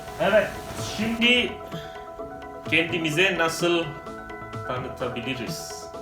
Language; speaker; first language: Turkish; non-native, fluent; Indonesian